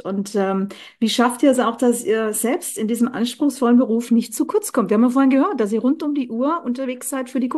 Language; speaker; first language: German; native; German